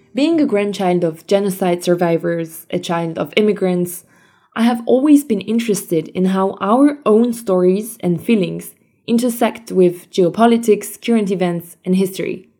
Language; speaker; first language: English; early bilingual, other home language; Armenian